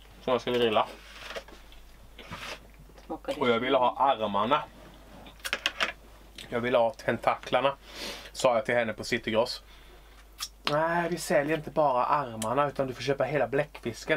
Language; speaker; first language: Swedish; native; Swedish